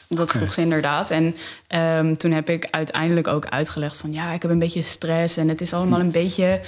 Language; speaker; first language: Dutch; native; Dutch